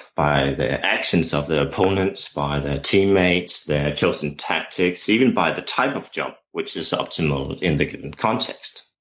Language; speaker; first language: English; non-native, fluent; Danish